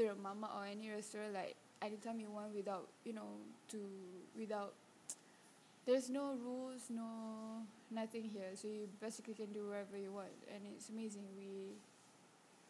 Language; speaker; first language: English; non-native, local second language; Malay